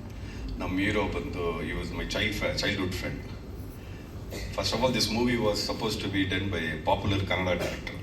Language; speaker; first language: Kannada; non-native, local second language; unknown